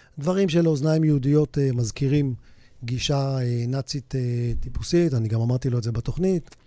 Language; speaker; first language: Hebrew; native; Hebrew